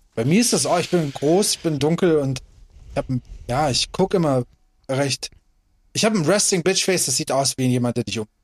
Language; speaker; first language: German; early bilingual, other home language; Persian